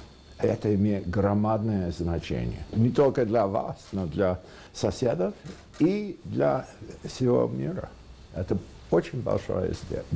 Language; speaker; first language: Russian; non-native, fluent; English